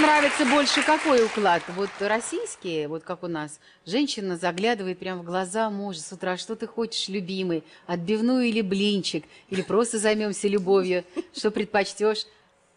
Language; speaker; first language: Russian; native; Russian